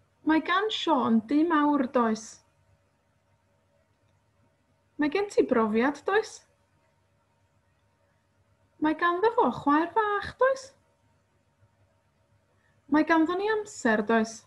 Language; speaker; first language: Welsh; non-native, fluent; Spanish